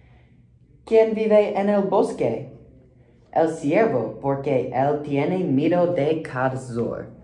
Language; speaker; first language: Spanish; non-native, learner; English